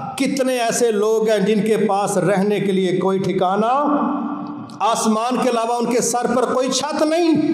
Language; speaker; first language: Urdu; non-native, local second language; Punjabi